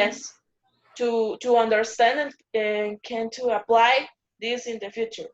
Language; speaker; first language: English; non-native, learner; Spanish